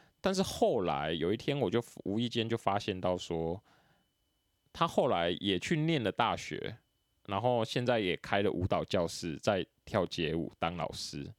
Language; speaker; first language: Chinese; native; Chinese